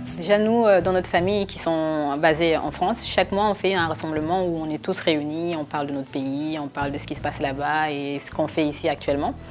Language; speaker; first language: French; early bilingual, other home language; Wolof